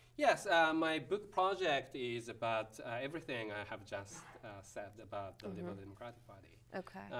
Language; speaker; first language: English; non-native, fluent; Japanese